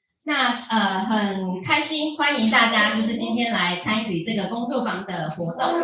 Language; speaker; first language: Chinese; native; Chinese